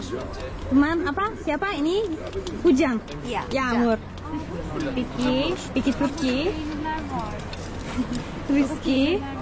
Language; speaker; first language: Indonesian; non-native, learner; Turkish